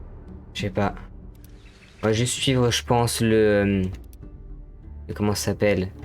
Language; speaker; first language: French; native; French